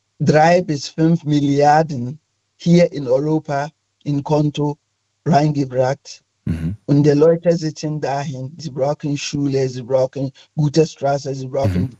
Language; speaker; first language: German; non-native, fluent; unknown